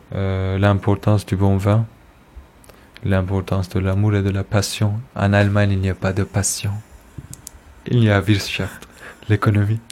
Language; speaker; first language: French; non-native, fluent; Turkish